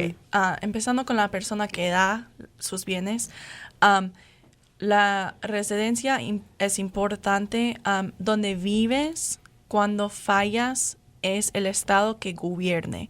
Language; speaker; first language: Spanish; non-native, fluent; English